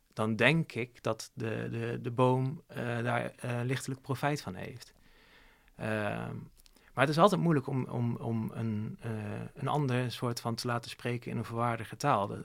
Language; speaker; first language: Dutch; native; Dutch